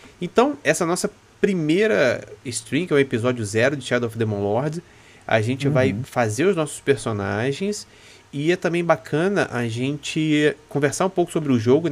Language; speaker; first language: Portuguese; native; Portuguese